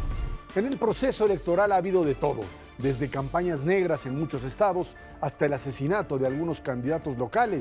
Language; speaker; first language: Spanish; native; Spanish